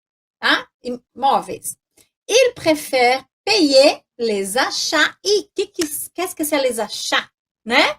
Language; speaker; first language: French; non-native, fluent; Portuguese